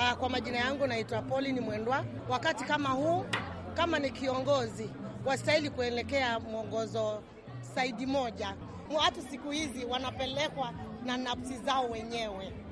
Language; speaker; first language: Swahili; native; Swahili